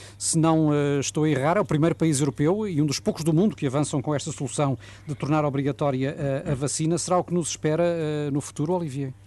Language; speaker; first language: Portuguese; native; Portuguese